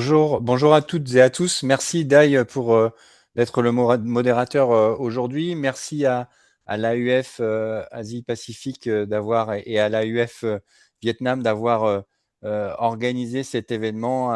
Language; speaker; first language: French; native; French